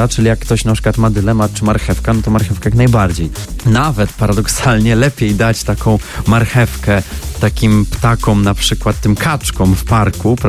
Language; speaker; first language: Polish; native; Polish